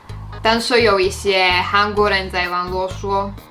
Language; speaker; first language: Chinese; non-native, fluent; Slovak